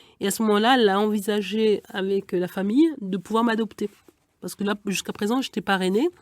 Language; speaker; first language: French; early bilingual, other home language; Igbo